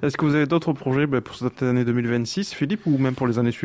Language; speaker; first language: French; native; French